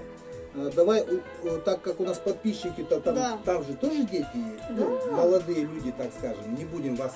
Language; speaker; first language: Russian; native; Russian